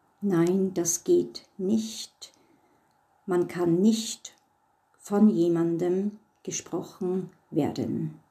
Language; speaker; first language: German; non-native, fluent; English